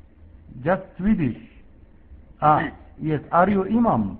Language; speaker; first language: English; non-native, fluent; Arabic